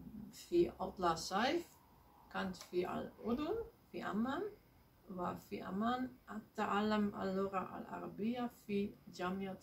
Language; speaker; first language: Arabic; non-native, learner; Dutch